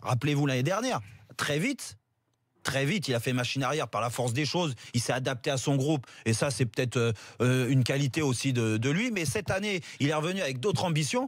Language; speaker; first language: French; native; French